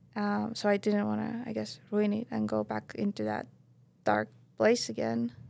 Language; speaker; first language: English; non-native, fluent; Estonian